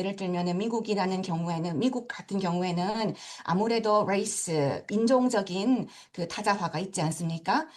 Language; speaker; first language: Korean; early bilingual, heritage; Japanese